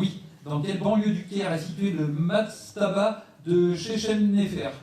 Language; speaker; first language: French; native; French